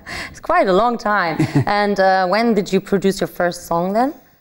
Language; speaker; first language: English; non-native, fluent; German